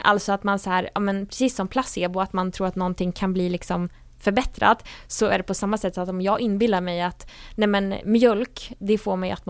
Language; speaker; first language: Swedish; native; Swedish